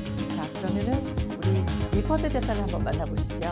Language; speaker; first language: Korean; native; Korean